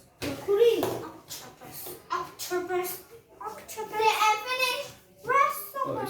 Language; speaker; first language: English; non-native, learner; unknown